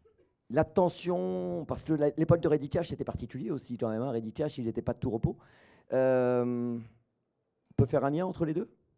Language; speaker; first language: French; native; French